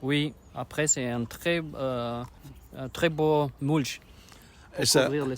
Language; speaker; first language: French; non-native, learner; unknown